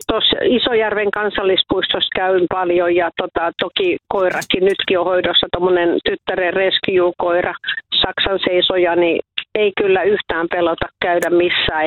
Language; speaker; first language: Finnish; native; Finnish